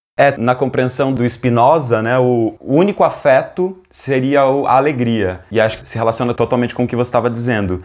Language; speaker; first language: Portuguese; native; Portuguese